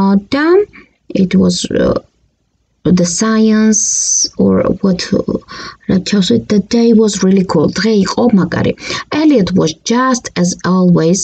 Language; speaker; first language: English; non-native, fluent; Georgian